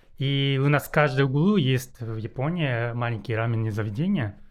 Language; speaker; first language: Russian; non-native, learner; Japanese